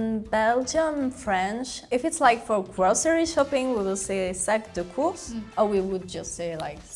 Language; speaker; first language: English; non-native, fluent; French